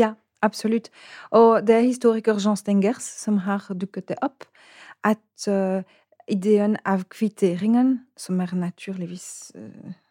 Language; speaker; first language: Norwegian; non-native, fluent; French